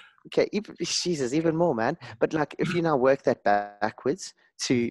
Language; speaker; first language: English; native; English